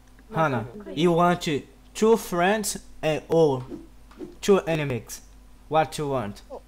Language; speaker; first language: English; non-native, learner; Portuguese